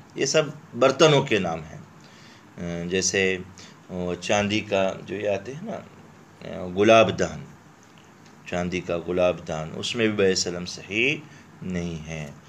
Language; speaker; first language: Urdu; non-native, local second language; Konkani